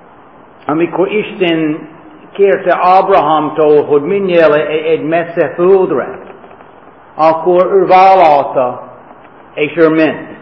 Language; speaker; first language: Hungarian; non-native, fluent; English